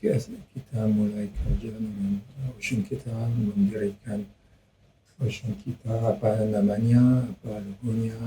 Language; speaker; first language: Indonesian; non-native, learner; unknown